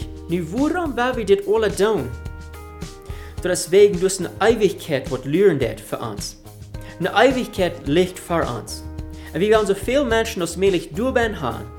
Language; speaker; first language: German; non-native, learner; Afrikaans